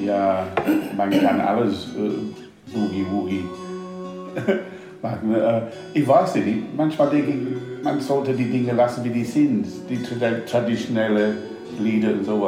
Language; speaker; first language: German; non-native, fluent; English